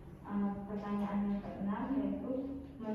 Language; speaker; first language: Indonesian; native; Indonesian